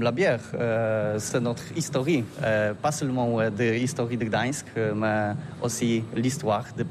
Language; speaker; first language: French; non-native, learner; Polish